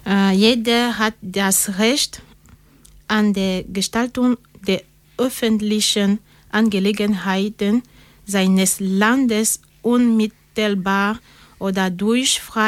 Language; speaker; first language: German; non-native, learner; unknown